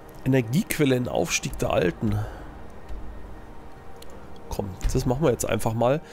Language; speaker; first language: German; native; German